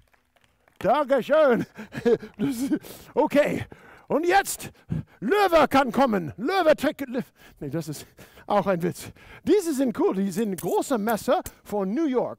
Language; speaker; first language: German; non-native, fluent; English